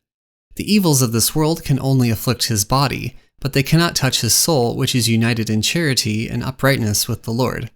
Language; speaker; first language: English; native; English